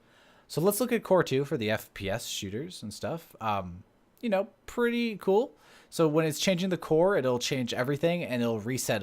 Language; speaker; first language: English; native; English